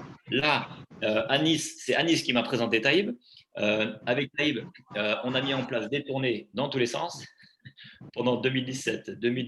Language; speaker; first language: French; native; French